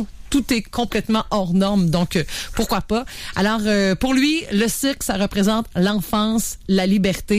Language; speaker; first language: French; native; French